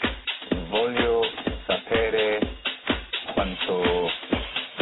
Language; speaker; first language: Italian; non-native, learner; English